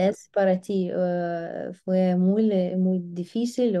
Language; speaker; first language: Spanish; non-native, learner; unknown